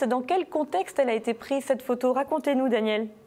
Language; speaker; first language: French; native; French